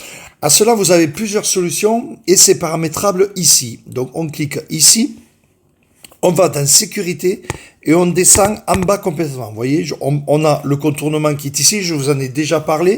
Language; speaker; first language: French; native; French